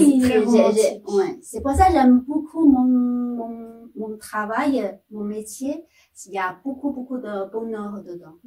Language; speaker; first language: French; non-native, fluent; Chinese